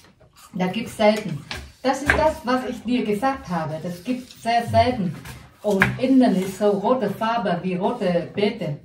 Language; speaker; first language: German; non-native, learner; Vietnamese